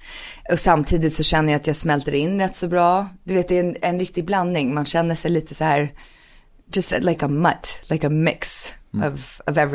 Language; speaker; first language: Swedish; early bilingual, heritage; Swedish